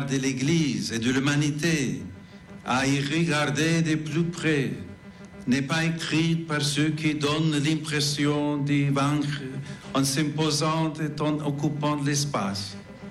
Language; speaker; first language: French; non-native, fluent; English